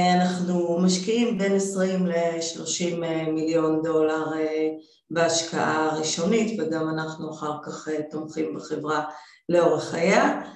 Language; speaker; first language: Hebrew; native; Hebrew